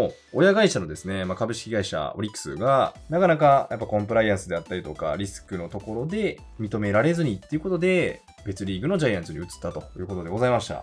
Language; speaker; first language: Japanese; native; Japanese